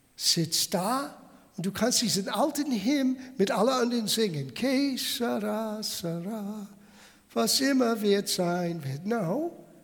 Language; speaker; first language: German; non-native, fluent; English